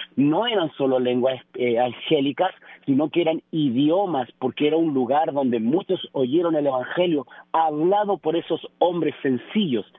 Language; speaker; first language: Spanish; native; Spanish